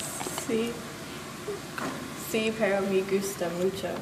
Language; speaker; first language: Spanish; non-native, learner; English